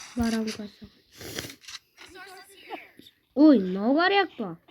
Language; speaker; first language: Turkish; non-native, learner; Kazakh